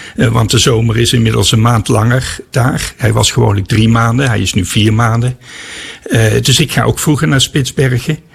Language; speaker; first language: Dutch; native; Dutch